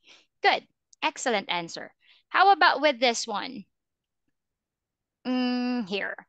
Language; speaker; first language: English; non-native, fluent; Filipino